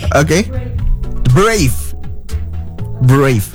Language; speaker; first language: English; non-native, fluent; Indonesian